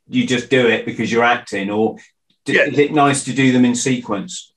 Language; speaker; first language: English; native; English